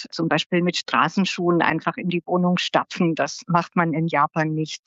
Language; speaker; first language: German; native; German